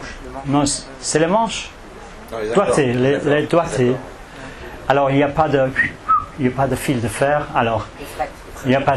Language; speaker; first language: French; non-native, fluent; English